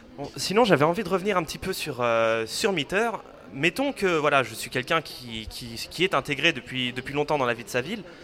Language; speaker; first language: French; native; French